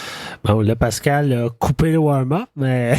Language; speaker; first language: French; native; French